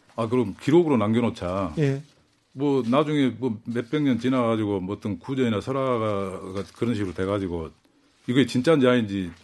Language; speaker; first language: Korean; native; Korean